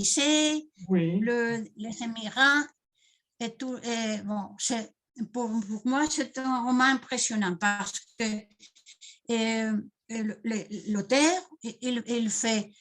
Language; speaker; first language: French; non-native, fluent; Spanish